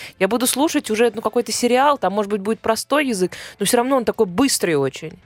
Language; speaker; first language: Russian; native; Russian